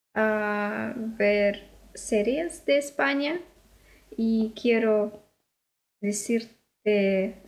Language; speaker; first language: Spanish; non-native, fluent; Russian